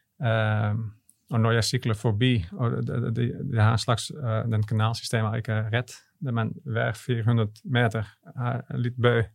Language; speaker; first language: Swedish; non-native, learner; Dutch